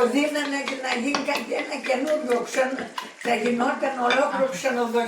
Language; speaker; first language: Greek; non-native, learner; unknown